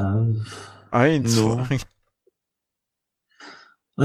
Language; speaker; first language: English; non-native, fluent; French